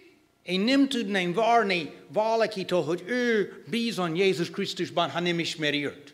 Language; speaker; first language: Hungarian; non-native, fluent; English